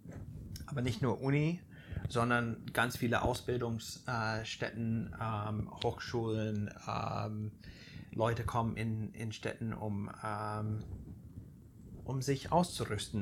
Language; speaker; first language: German; non-native, fluent; English